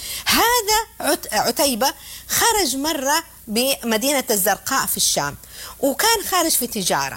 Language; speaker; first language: Arabic; native; Arabic